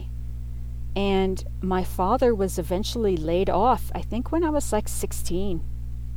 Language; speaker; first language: English; native; English